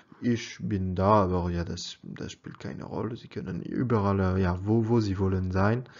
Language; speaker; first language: German; non-native, learner; French